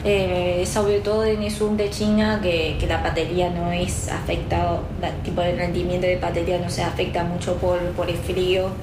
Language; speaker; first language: Spanish; non-native, fluent; Chinese